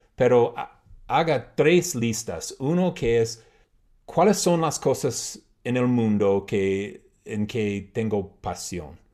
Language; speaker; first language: Spanish; non-native, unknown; English